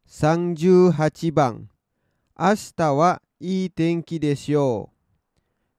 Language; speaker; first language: Japanese; non-native, fluent; Indonesian